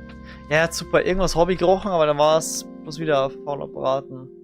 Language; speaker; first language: German; native; German